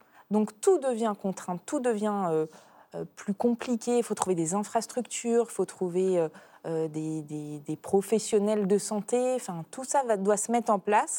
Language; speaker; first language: French; native; French